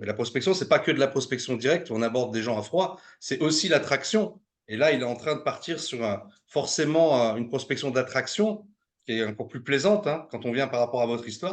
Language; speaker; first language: French; native; French